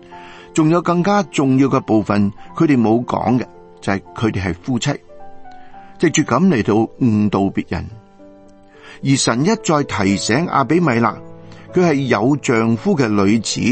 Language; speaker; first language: Chinese; non-native, local second language; Cantonese